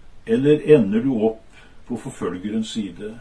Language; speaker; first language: Norwegian; native; Norwegian